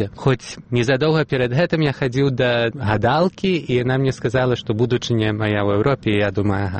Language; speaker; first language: Belarusian; early bilingual, heritage; Belarusian